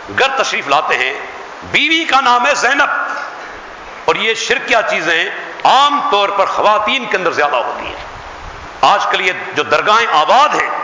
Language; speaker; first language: Urdu; non-native, local second language; Sindhi